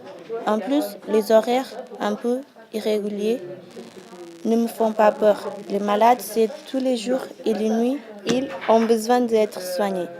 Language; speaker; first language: French; non-native, learner; Kabuverdianu